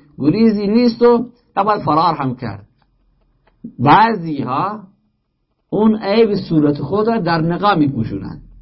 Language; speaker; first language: Persian; native; Persian